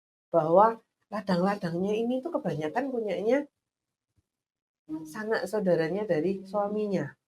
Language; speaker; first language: Indonesian; native; Indonesian